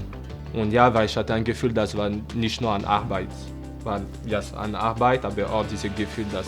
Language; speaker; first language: German; non-native, learner; French